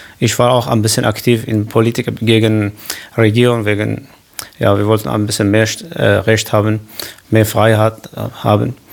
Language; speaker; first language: German; non-native, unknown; Kurdish